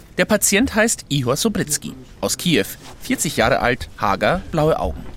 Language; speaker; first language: German; native; German